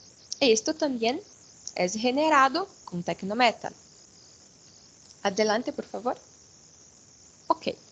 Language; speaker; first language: Spanish; non-native, fluent; Portuguese